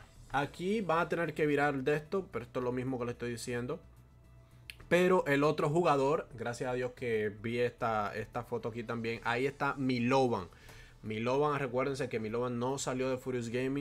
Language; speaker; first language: Spanish; native; Spanish